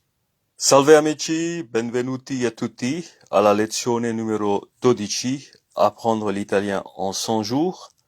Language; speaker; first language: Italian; non-native, learner; French